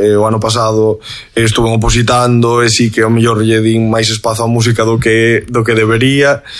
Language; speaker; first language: Galician; native; Galician